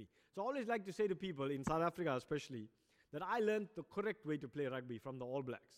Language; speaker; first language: English; native; English